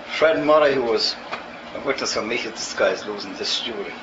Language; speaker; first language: English; native; English